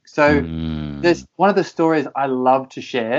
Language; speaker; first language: English; native; English